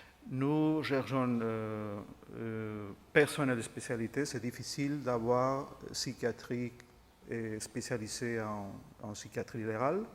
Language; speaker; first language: French; non-native, fluent; Spanish